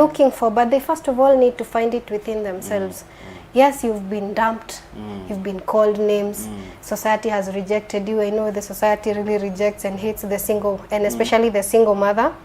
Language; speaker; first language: English; non-native, local second language; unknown